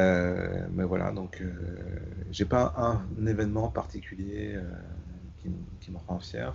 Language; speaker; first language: French; native; French